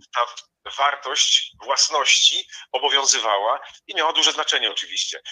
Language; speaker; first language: Polish; native; Polish